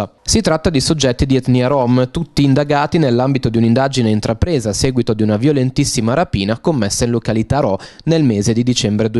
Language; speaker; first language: Italian; native; Italian